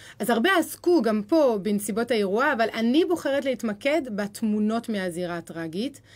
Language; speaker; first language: Hebrew; native; Hebrew